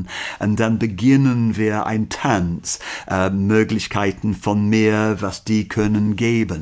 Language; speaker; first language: German; non-native, learner; English